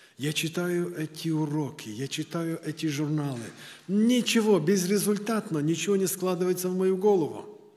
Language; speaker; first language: Russian; native; Russian